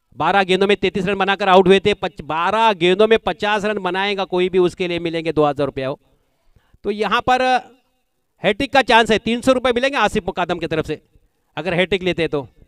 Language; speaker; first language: Hindi; non-native, local second language; Marathi